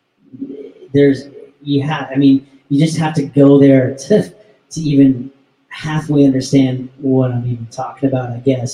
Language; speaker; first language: English; native; English